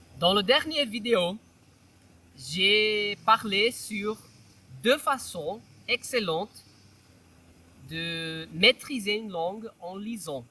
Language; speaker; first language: French; non-native, fluent; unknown